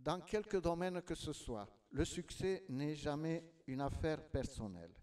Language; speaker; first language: French; non-native, local second language; Basque